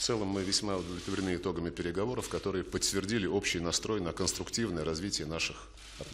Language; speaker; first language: Russian; native; Russian